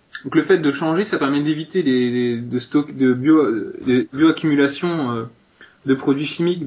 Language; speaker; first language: French; native; French